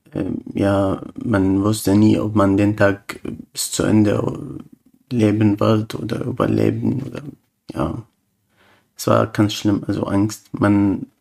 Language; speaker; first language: German; non-native, fluent; Arabic